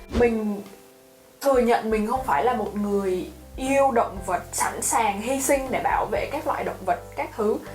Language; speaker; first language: Vietnamese; native; Vietnamese